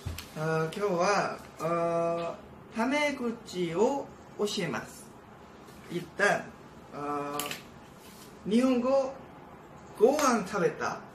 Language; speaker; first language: Japanese; non-native, learner; Korean